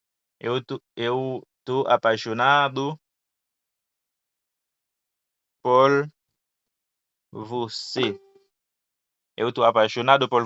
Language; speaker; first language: Portuguese; non-native, fluent; Haitian Creole